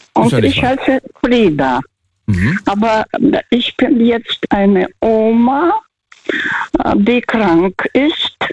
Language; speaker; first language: German; non-native, fluent; Russian